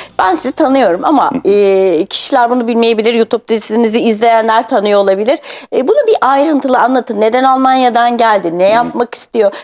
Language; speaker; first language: Turkish; native; Turkish